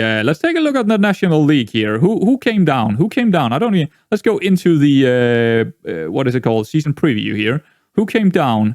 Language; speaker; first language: English; non-native, fluent; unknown